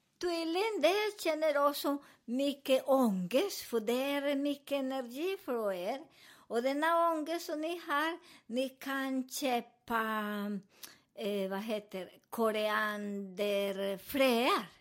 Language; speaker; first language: Swedish; non-native, learner; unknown